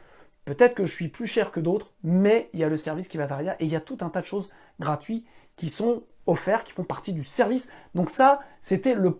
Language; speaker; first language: French; native; French